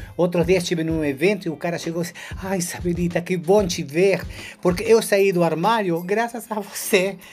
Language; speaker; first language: Portuguese; non-native, fluent; Spanish